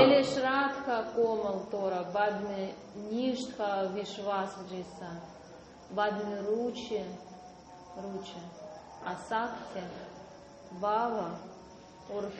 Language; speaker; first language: Hindi; non-native, learner; Russian